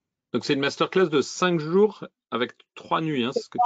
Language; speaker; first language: French; native; French